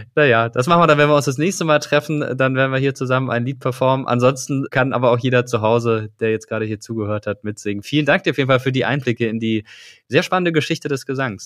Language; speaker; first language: German; native; German